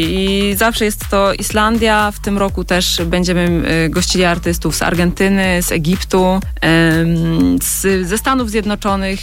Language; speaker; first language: Polish; native; Polish